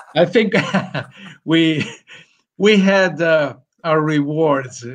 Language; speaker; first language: English; non-native, fluent; Italian